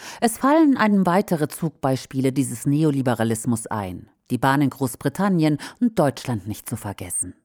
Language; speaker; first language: German; native; German